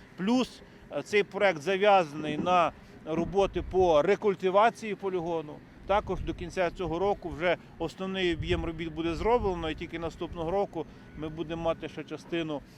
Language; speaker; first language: Ukrainian; native; Ukrainian